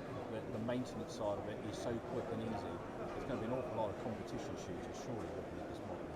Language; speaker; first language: English; native; English